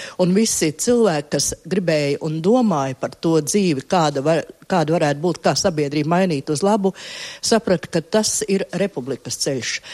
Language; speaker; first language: Latvian; native; Latvian